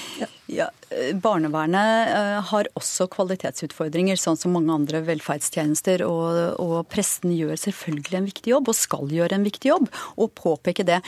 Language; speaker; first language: Norwegian; native; Norwegian